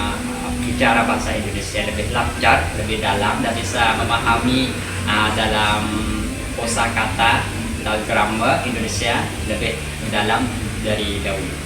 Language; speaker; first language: Indonesian; non-native, learner; Khmer